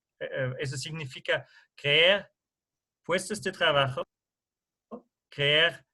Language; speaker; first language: Spanish; non-native, fluent; German